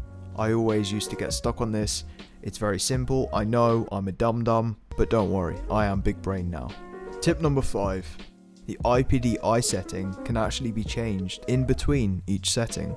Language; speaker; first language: English; native; English